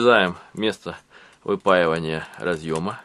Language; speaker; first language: Russian; native; Russian